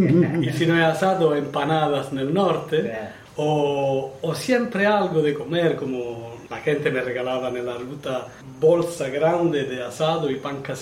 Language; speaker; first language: Spanish; non-native, learner; Italian